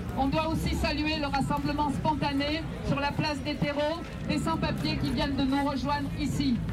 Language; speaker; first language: French; native; French